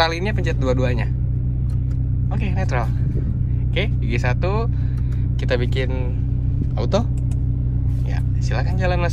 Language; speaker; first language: Indonesian; native; Indonesian